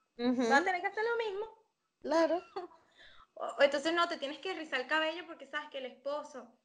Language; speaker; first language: Spanish; native; Spanish